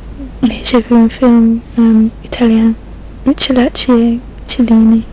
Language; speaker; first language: French; non-native, learner; English